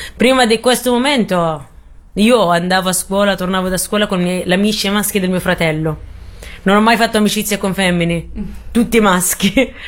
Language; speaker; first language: Italian; non-native, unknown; Arabic